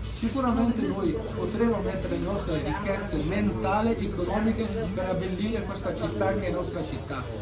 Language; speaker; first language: Italian; non-native, fluent; Urdu